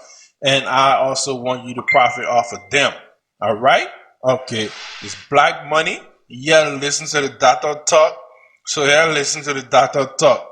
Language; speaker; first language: English; native; English